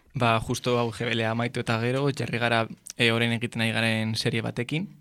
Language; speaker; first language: Basque; non-native, local second language; Spanish